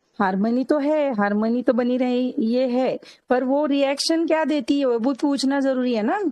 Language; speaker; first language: Hindi; non-native, local second language; Marathi